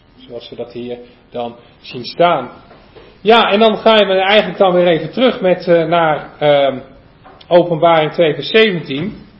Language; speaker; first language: Dutch; native; Dutch